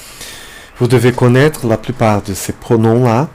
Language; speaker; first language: French; non-native, fluent; Portuguese